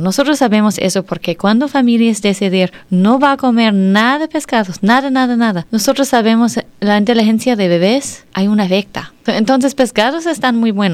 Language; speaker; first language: Spanish; non-native, learner; English